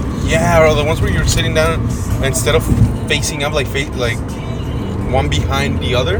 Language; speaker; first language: English; early bilingual, other home language; Spanish